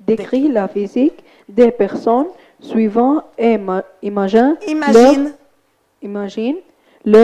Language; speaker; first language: French; non-native, learner; Arabic